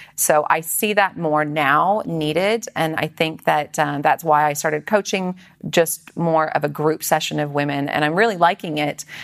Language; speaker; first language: English; native; English